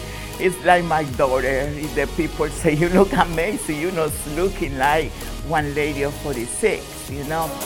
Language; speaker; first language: English; non-native, learner; Spanish